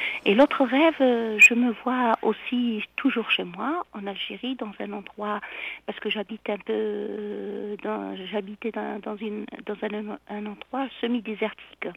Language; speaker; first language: French; non-native, local second language; Arabic